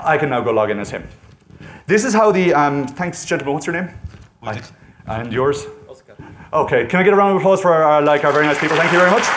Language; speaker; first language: English; native; English